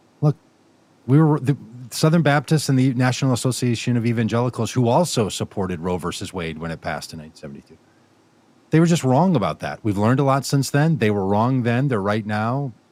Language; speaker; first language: English; native; English